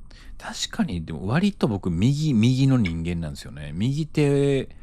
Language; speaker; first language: Japanese; native; Japanese